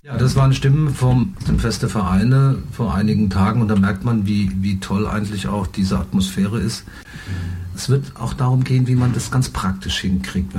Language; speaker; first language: German; native; German